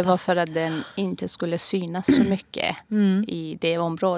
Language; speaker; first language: Swedish; non-native, fluent; Persian